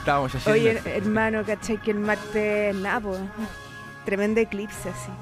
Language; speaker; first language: Spanish; native; Spanish